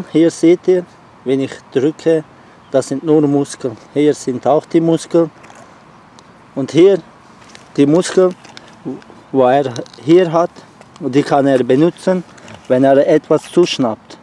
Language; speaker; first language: German; non-native, learner; Turkish